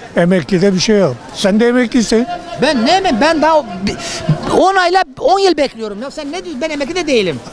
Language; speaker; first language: Turkish; native; Turkish